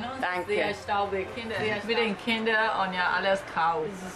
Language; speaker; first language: German; non-native, learner; Burmese